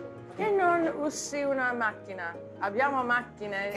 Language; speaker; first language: Italian; non-native, learner; English